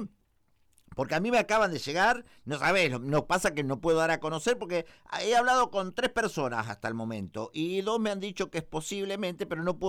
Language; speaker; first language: Spanish; native; Spanish